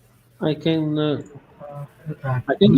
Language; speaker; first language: English; non-native, learner; Italian